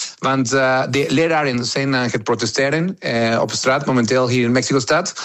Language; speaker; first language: Dutch; non-native, fluent; Spanish